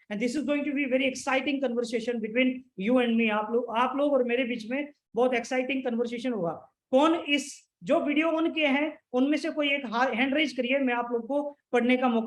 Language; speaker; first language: Hindi; native; Hindi